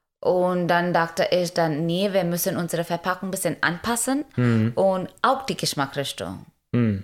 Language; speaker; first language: German; non-native, learner; Hindi